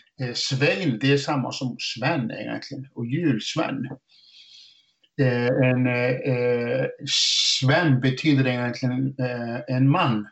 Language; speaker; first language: Swedish; non-native, fluent; Icelandic